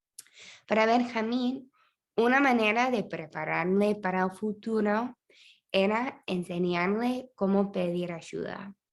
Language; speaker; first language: Spanish; non-native, fluent; English